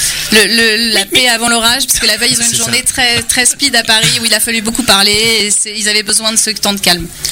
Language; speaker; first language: French; native; French